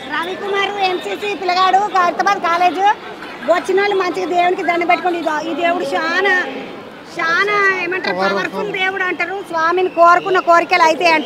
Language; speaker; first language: Telugu; native; Telugu